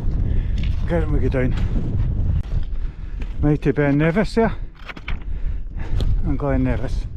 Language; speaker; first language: English; native; English